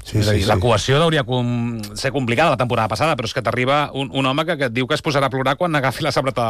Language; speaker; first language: Catalan; native; Catalan